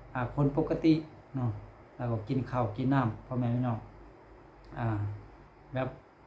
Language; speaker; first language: Lao; non-native, local second language; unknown